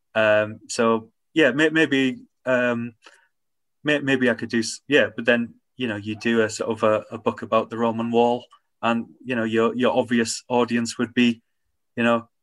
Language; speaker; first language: English; native; English